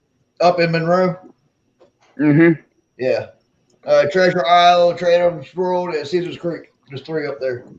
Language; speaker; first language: English; native; English